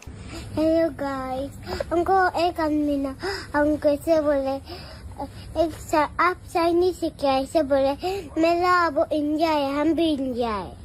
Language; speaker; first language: Hindi; non-native, local second language; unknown